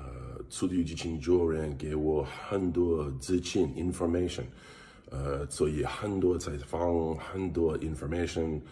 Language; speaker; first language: Chinese; non-native, learner; English